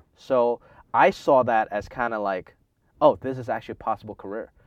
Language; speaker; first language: English; non-native, local second language; Cantonese